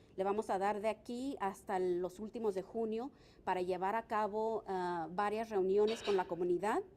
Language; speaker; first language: Spanish; early bilingual, other home language; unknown